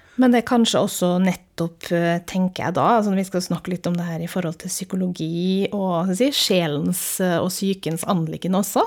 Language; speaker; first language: Norwegian; native; Norwegian